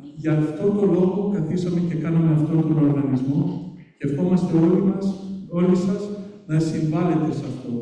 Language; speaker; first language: Greek; early bilingual, heritage; Greek